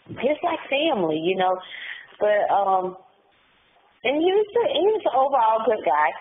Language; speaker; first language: English; native; English